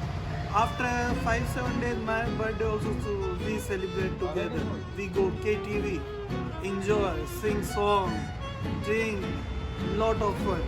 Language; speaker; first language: English; non-native, learner; Hindi